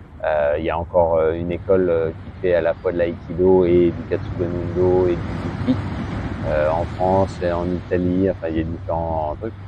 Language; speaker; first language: French; native; French